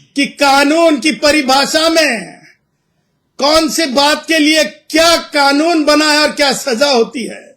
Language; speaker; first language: Hindi; non-native, local second language; Marathi